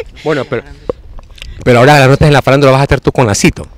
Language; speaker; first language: Spanish; native; Spanish